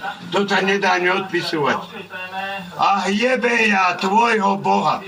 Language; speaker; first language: Slovak; native; Slovak